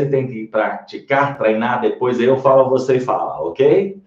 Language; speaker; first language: Portuguese; non-native, fluent; English